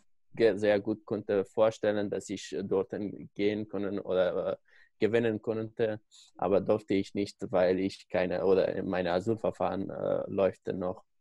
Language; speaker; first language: German; non-native, learner; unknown